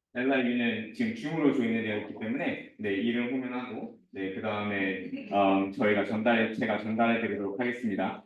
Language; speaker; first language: Korean; early bilingual, heritage; Korean